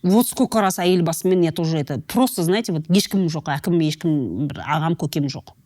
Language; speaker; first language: Russian; non-native, local second language; Kazakh